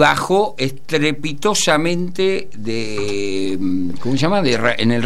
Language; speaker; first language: Spanish; native; Spanish